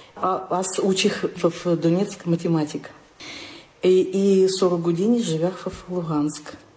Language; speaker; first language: Bulgarian; early bilingual, heritage; Bulgarian